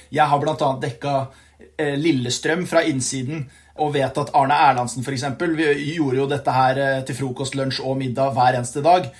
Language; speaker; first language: Norwegian; early bilingual, heritage; Norwegian